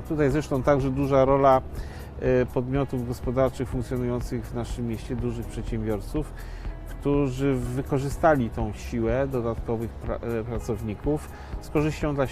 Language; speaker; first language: Polish; native; Polish